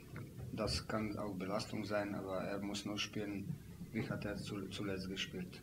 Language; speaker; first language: German; non-native, learner; Slovenian